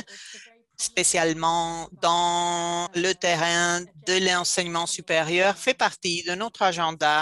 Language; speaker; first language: French; non-native, fluent; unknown